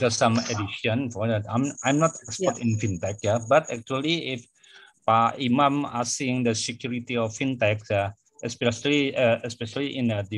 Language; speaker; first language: English; non-native, fluent; Indonesian